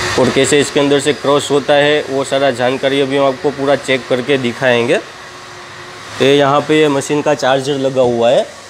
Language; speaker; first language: Hindi; non-native, local second language; Gujarati